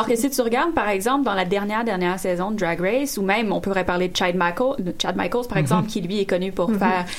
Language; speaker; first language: French; native; French